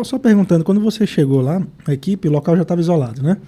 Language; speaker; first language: Portuguese; native; Portuguese